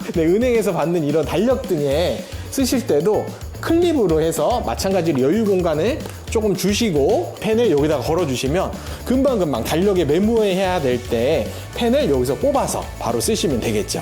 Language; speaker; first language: Korean; native; Korean